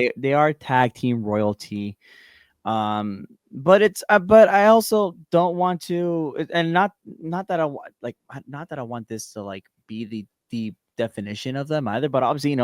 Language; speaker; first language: English; native; English